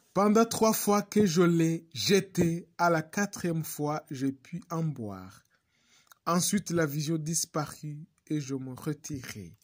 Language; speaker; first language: French; non-native, local second language; Kinyarwanda